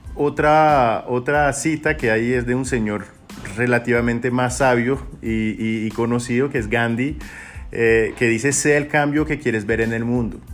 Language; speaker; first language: Spanish; non-native, fluent; French